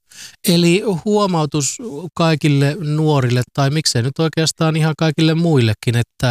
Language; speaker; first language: Finnish; native; Finnish